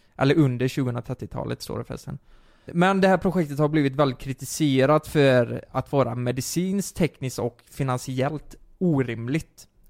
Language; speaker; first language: Swedish; native; Swedish